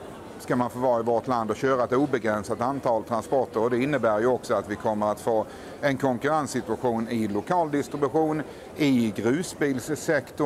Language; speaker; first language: Swedish; native; Swedish